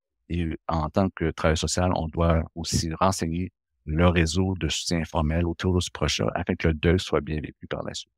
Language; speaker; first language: French; native; French